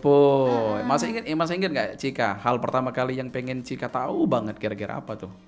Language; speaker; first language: Indonesian; native; Indonesian